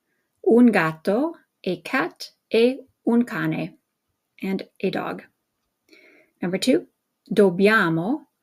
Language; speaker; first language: Italian; non-native, fluent; English